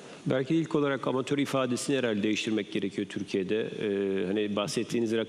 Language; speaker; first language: Turkish; native; Turkish